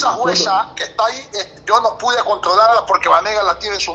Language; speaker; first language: Spanish; native; Spanish